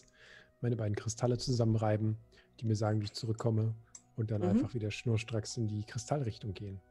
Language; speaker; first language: German; native; German